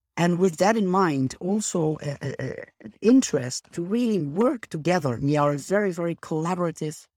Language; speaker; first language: English; non-native, fluent; Dutch